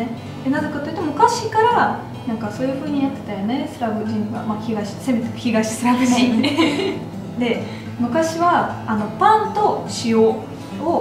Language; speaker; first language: Japanese; non-native, fluent; Russian